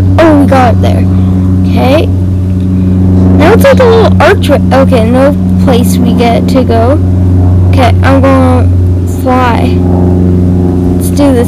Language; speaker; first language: English; native; English